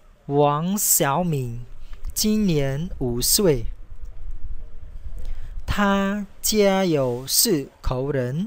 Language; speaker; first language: Chinese; non-native, learner; Khmer